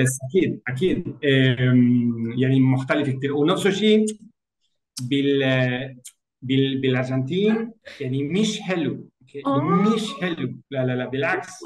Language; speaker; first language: Arabic; non-native, learner; Spanish